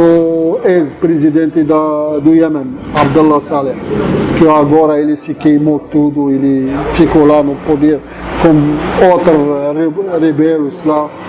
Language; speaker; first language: Portuguese; non-native, fluent; Arabic